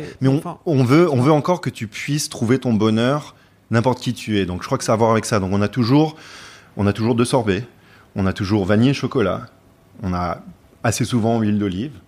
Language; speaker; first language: French; non-native, fluent; English